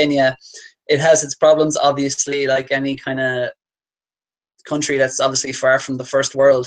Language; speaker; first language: English; native; English